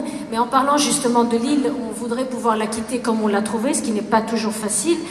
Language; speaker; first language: French; native; French